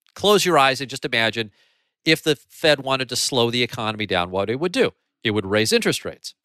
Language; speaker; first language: English; native; English